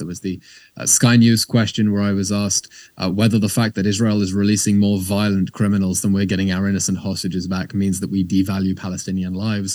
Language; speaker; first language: English; native; English